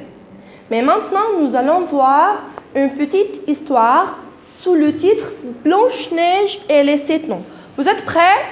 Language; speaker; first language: French; non-native, fluent; Arabic